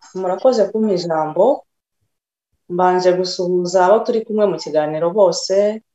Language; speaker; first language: Kinyarwanda; early bilingual, other home language; Rundi